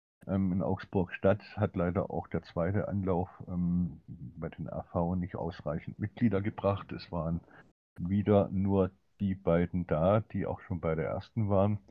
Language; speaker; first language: German; native; German